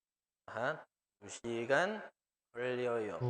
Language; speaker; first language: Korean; non-native, fluent; Spanish